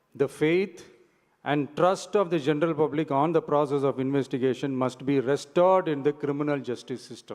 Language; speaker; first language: English; non-native, local second language; Tamil